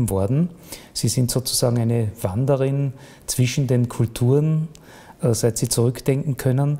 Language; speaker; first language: German; native; German